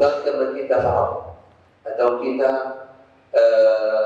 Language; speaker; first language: Indonesian; non-native, fluent; Arabic